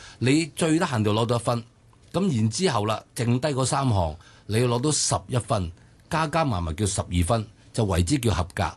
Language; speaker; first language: Cantonese; native; Cantonese